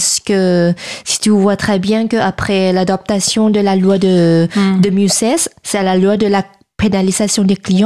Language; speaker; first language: French; non-native, fluent; Thai